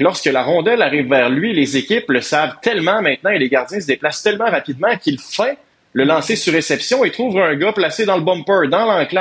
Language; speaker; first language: French; native; French